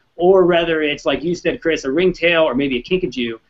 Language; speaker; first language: English; native; English